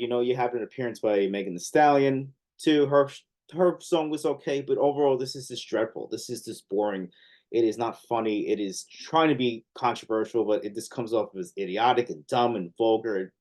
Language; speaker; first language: English; native; English